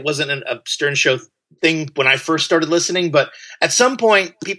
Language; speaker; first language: English; native; English